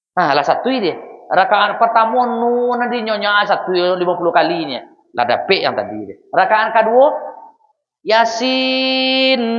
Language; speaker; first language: Malay; non-native, local second language; Minangkabau